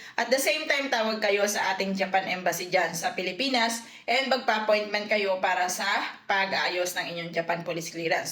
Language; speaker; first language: Filipino; native; Filipino